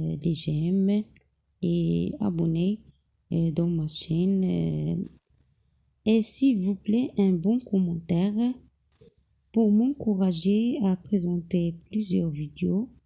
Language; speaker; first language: French; non-native, local second language; Arabic